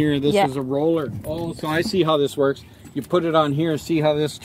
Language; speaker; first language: English; native; English